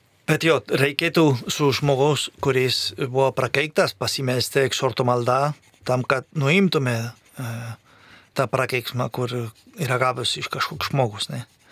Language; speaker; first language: Lithuanian; non-native, fluent; Spanish